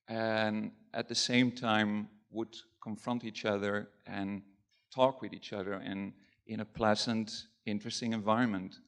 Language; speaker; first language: English; non-native, fluent; Dutch